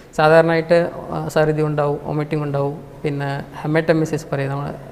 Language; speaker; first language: Malayalam; non-native, fluent; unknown